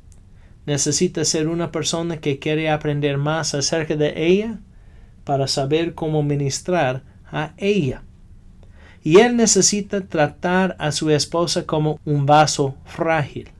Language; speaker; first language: Spanish; non-native, fluent; English